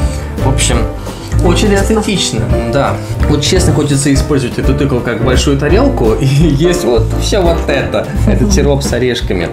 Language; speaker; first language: Russian; native; Russian